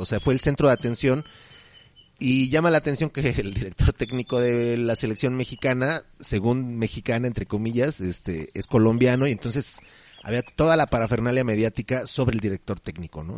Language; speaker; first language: Spanish; native; Spanish